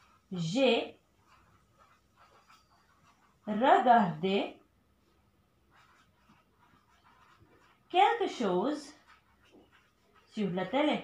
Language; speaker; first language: French; non-native, learner; Hindi